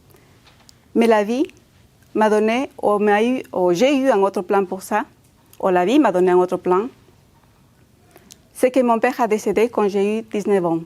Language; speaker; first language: French; non-native, fluent; Spanish